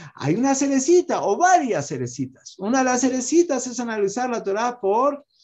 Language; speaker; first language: Spanish; native; Spanish